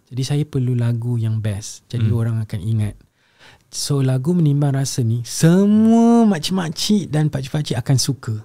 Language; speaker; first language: Malay; native; Malay